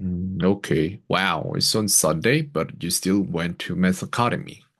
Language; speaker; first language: English; non-native, fluent; Korean